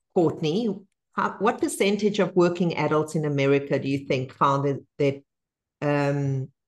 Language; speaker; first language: English; non-native, fluent; Spanish